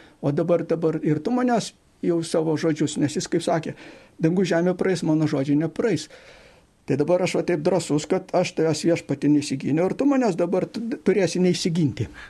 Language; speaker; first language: Lithuanian; native; Lithuanian